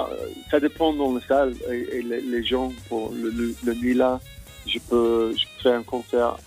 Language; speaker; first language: French; non-native, fluent; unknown